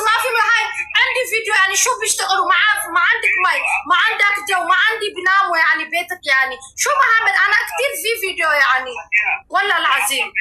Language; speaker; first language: Arabic; non-native, learner; Amharic